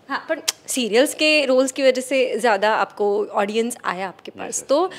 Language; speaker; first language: Hindi; non-native, local second language; Marathi